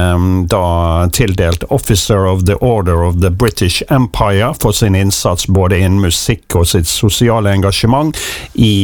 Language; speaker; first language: Norwegian; native; Norwegian